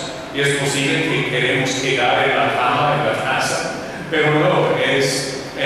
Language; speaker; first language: Spanish; non-native, learner; English